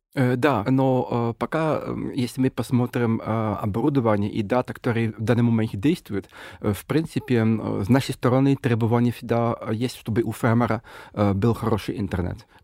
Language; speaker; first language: Russian; non-native, fluent; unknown